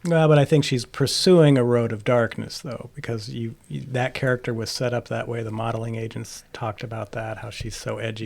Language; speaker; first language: English; native; English